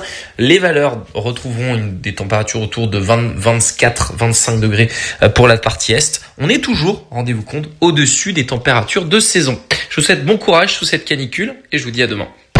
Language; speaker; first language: French; native; French